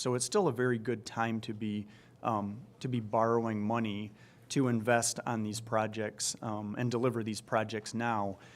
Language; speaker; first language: English; native; English